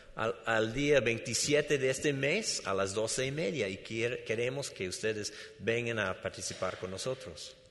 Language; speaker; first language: Spanish; non-native, fluent; English